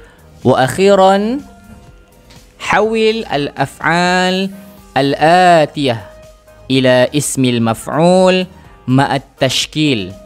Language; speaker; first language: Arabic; non-native, fluent; Malay